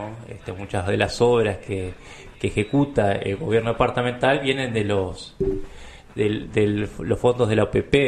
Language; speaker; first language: Spanish; native; Spanish